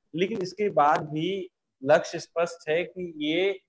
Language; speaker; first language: Hindi; native; Hindi